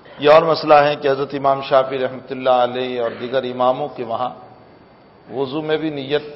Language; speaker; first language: Urdu; native; Urdu